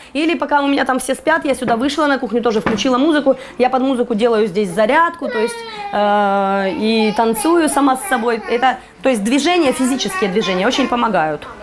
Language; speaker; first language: Russian; native; Russian